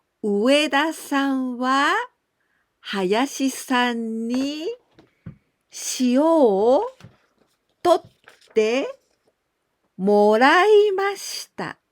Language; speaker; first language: Japanese; non-native, fluent; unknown